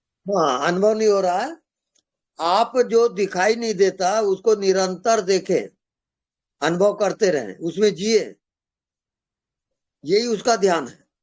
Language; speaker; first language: Hindi; native; Hindi